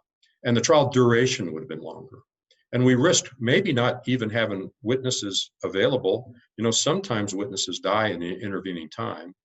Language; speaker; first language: English; native; English